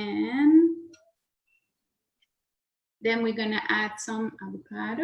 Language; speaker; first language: English; non-native, learner; Spanish